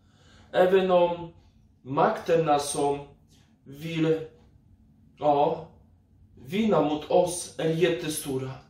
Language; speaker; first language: Swedish; non-native, fluent; Polish